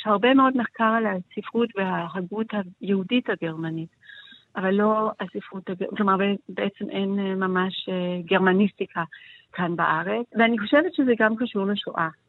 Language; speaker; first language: Hebrew; non-native, fluent; German